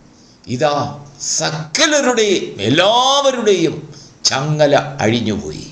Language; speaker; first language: Malayalam; native; Malayalam